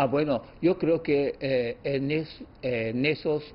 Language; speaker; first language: Spanish; non-native, fluent; Chinese